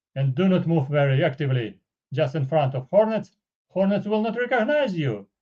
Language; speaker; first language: English; non-native, fluent; Russian